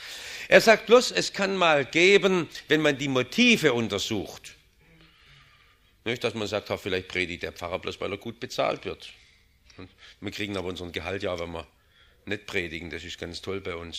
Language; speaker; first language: German; native; German